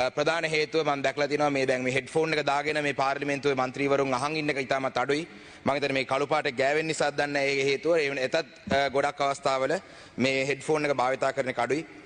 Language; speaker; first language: Sinhala; non-native, local second language; Tamil